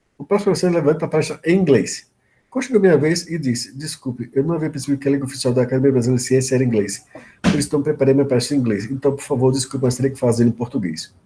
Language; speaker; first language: Portuguese; native; Portuguese